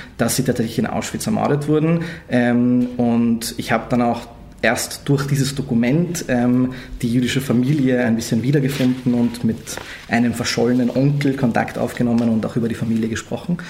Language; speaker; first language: German; early bilingual, other home language; Hungarian